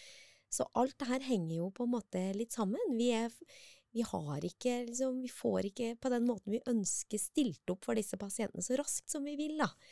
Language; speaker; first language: Norwegian; native; Norwegian